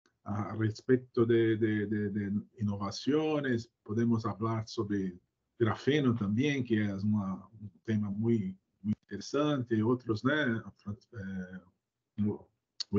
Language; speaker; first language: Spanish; non-native, learner; Portuguese